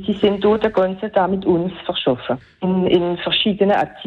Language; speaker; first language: German; non-native, local second language; French